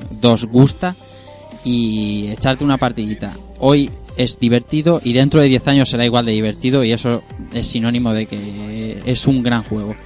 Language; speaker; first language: Spanish; native; Spanish